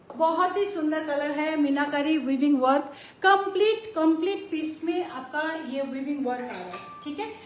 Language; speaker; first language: Hindi; non-native, local second language; Bangla